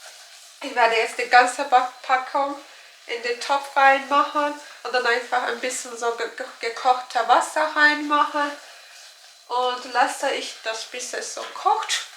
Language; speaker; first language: German; non-native, learner; Turkish